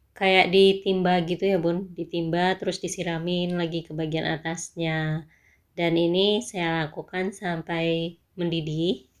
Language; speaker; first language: Indonesian; non-native, local second language; Minangkabau